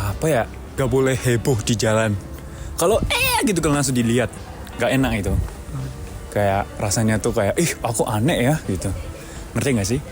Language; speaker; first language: Indonesian; non-native, fluent; Japanese